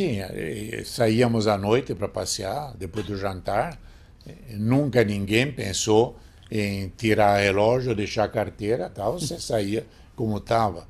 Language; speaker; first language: Portuguese; non-native, fluent; Italian